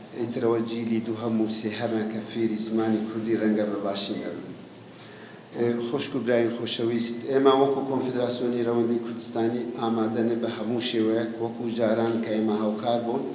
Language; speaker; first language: Central Kurdish; non-native, local second language; Kurdish